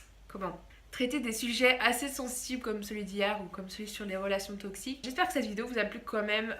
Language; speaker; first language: French; native; French